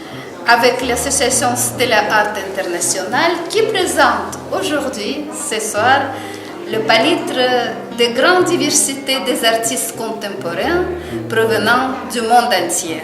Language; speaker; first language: French; non-native, fluent; Russian